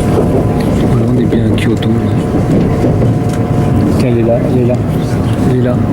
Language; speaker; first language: French; native; French